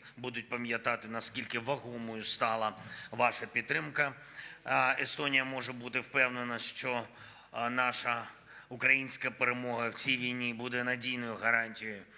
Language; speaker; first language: Ukrainian; non-native, local second language; Russian